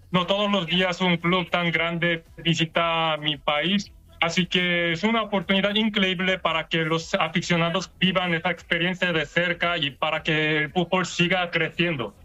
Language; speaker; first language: Spanish; non-native, learner; Korean